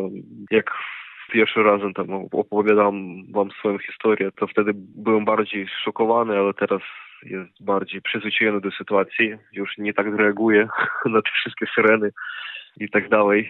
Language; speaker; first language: Polish; non-native, fluent; Ukrainian